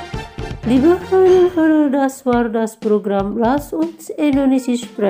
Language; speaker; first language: German; non-native, fluent; Indonesian